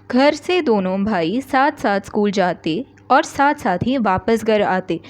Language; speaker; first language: Hindi; non-native, local second language; Malayalam